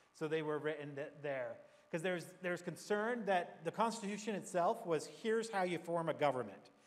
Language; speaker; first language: English; native; English